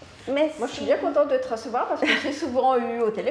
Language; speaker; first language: French; native; French